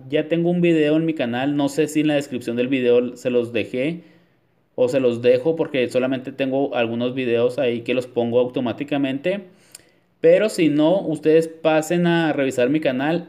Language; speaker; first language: Spanish; native; Spanish